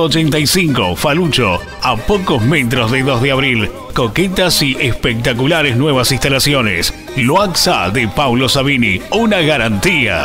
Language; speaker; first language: Spanish; native; Spanish